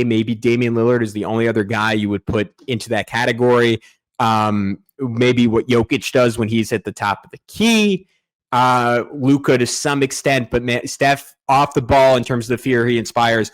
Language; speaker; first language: English; native; English